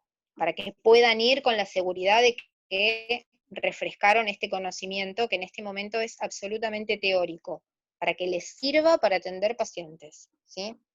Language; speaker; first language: Spanish; native; Spanish